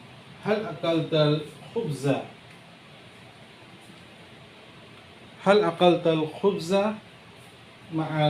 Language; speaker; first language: Arabic; non-native, fluent; Bangla